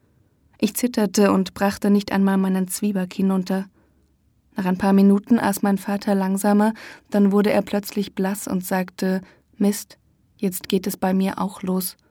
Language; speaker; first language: German; native; German